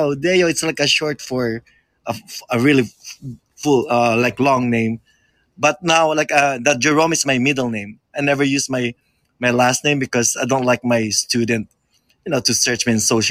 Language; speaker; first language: English; non-native, local second language; Filipino